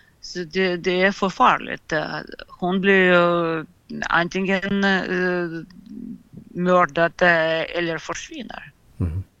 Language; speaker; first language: Swedish; non-native, fluent; Russian